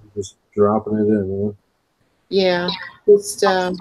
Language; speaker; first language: English; native; English